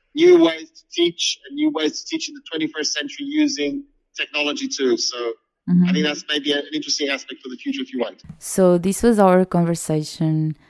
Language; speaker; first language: English; native; English